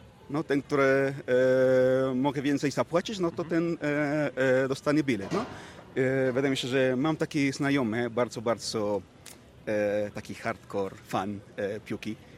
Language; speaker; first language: Polish; non-native, fluent; Spanish